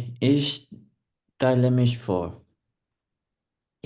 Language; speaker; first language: German; non-native, learner; Punjabi